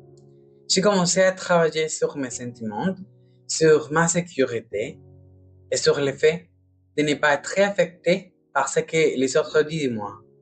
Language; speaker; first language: French; non-native, learner; Spanish